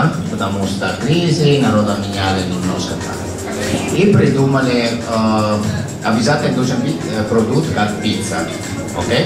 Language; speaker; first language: Russian; non-native, learner; Italian